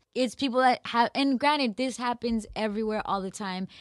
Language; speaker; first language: English; native; English